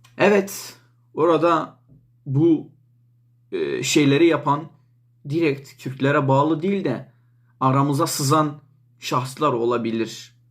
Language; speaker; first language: Turkish; non-native, local second language; Kurdish